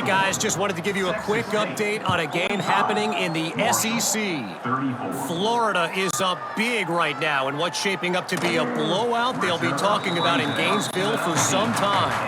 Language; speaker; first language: English; native; English